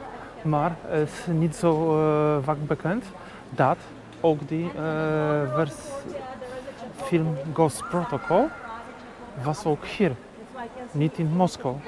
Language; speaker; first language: Dutch; non-native, learner; Polish